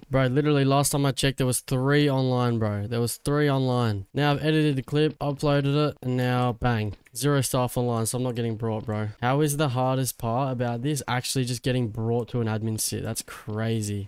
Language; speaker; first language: English; native; English